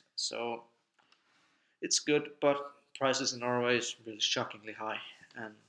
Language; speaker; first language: English; non-native, fluent; Norwegian